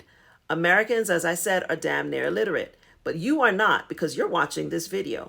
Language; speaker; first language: English; native; English